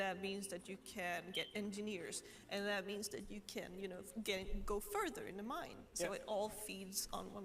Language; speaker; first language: English; non-native, fluent; Swedish